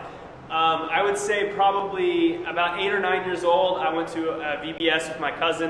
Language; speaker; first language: English; native; English